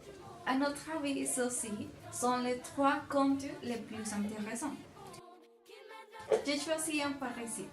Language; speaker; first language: French; non-native, fluent; Spanish